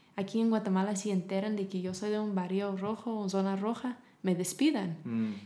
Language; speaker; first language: Spanish; non-native, fluent; English